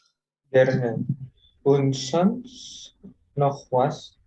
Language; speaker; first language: German; non-native, learner; Indonesian